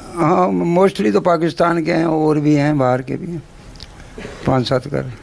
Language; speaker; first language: Hindi; native; Hindi